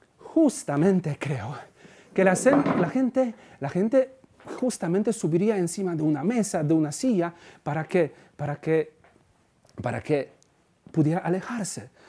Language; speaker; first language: Spanish; non-native, fluent; Polish